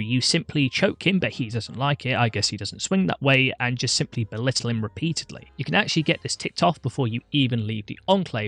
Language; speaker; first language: English; native; English